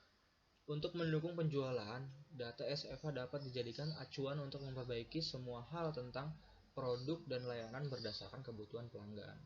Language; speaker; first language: Indonesian; native; Indonesian